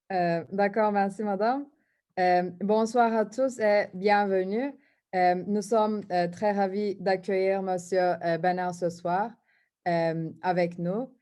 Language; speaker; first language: French; non-native, fluent; Turkish